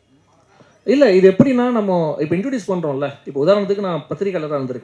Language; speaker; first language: Tamil; native; Tamil